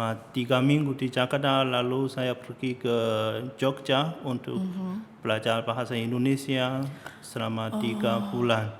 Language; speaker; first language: Indonesian; non-native, learner; Chinese